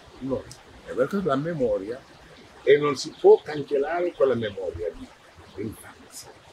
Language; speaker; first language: Italian; non-native, fluent; Wolof